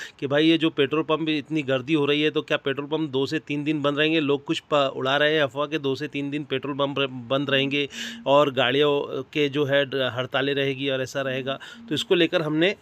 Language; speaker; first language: Hindi; native; Hindi